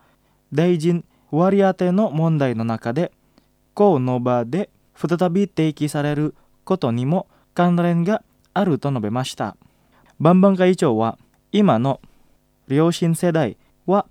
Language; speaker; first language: Japanese; non-native, fluent; Indonesian